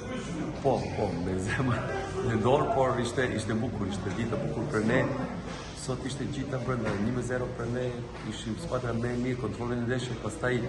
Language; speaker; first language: Albanian; non-native, learner; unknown